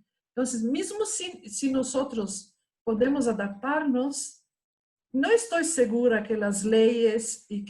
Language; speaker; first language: Spanish; non-native, fluent; Portuguese